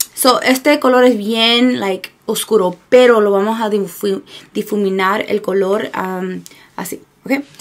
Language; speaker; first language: Spanish; early bilingual, heritage; Spanish